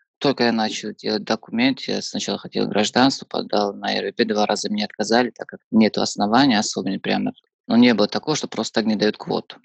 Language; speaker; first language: Russian; non-native, fluent; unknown